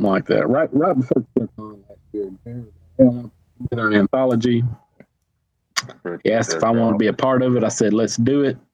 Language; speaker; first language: English; native; English